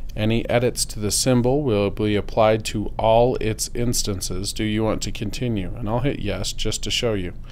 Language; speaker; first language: English; native; English